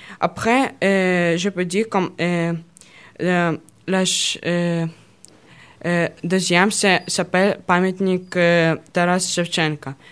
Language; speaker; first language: French; non-native, learner; Russian